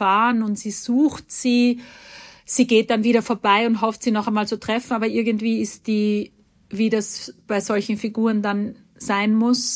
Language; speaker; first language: German; native; German